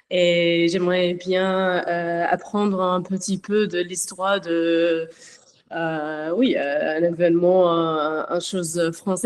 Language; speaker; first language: French; non-native, learner; English